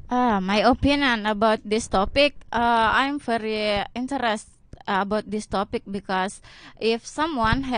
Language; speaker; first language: English; non-native, learner; Indonesian